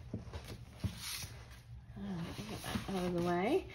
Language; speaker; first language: English; native; English